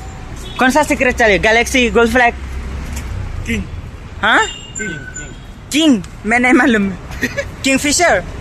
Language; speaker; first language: Hindi; non-native, local second language; Khasi